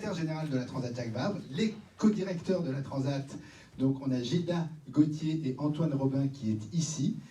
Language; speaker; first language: French; native; French